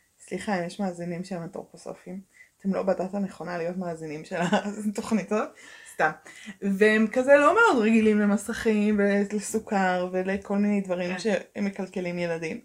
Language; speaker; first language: Hebrew; early bilingual, other home language; Russian